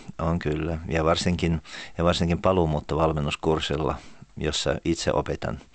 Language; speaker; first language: Finnish; early bilingual, heritage; Finnish